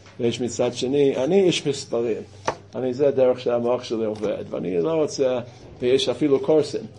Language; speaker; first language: Hebrew; non-native, fluent; English